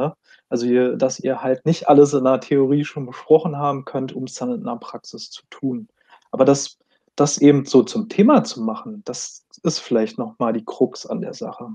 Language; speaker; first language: German; native; German